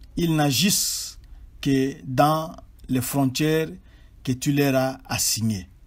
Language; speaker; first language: French; non-native, local second language; Swahili